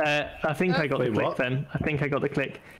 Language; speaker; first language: English; native; English